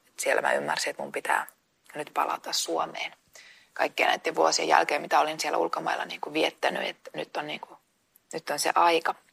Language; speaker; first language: Finnish; native; Finnish